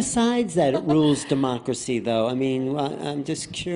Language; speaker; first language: English; native; English